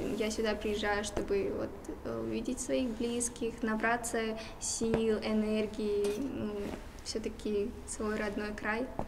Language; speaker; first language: Russian; non-native, local second language; Tuvinian